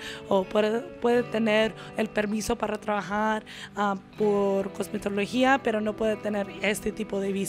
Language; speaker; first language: Spanish; early bilingual, other home language; English